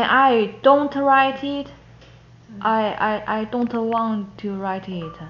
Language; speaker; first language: English; non-native, learner; Chinese